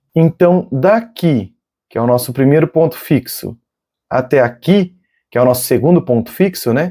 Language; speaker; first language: Portuguese; native; Portuguese